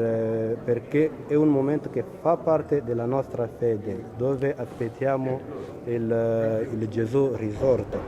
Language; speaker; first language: Italian; non-native, fluent; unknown